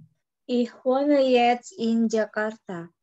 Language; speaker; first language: German; non-native, learner; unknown